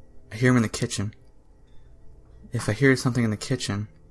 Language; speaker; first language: English; early bilingual, other home language; French